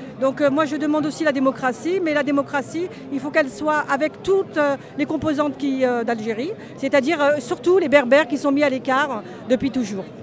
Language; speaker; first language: French; early bilingual, other home language; Kabyle